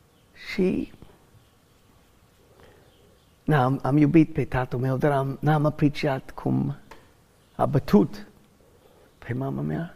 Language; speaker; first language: Romanian; non-native, learner; English